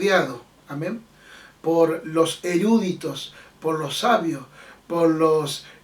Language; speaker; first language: Spanish; native; Spanish